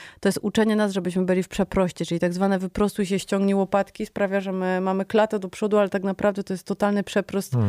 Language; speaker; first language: Polish; native; Polish